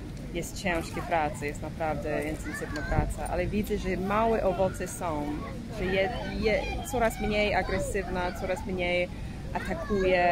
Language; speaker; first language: Polish; non-native, fluent; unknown